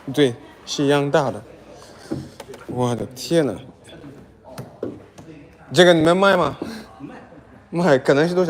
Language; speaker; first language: Chinese; non-native, fluent; English